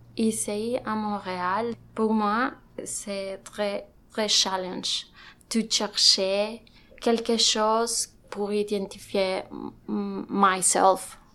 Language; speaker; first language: French; non-native, learner; Spanish